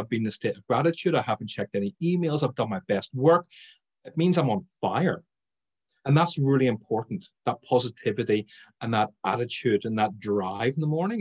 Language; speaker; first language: English; native; English